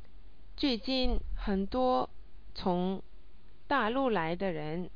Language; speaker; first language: Chinese; non-native, learner; English